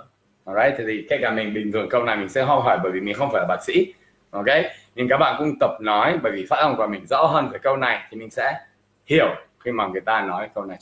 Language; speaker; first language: Vietnamese; non-native, fluent; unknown